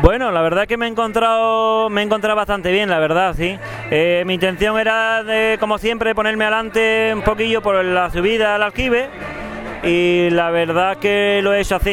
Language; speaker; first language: Spanish; native; Spanish